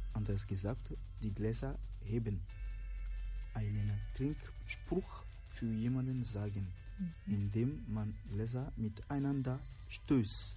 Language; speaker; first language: German; non-native, fluent; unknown